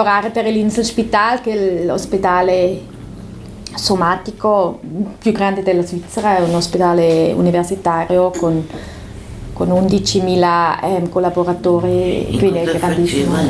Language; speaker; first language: Italian; non-native, local second language; German